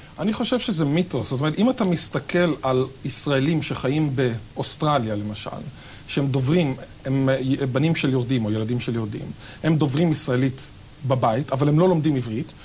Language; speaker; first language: Hebrew; native; Hebrew